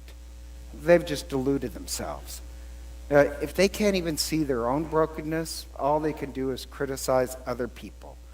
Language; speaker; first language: English; native; English